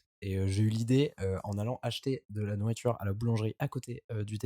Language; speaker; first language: French; native; French